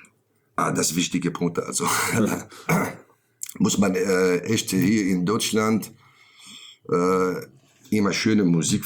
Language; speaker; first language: German; non-native, learner; Kurdish